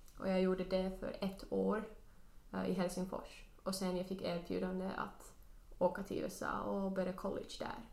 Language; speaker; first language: Swedish; non-native, local second language; Finnish